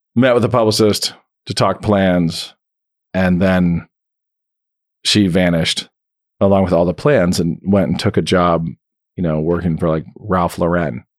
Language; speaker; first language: English; native; English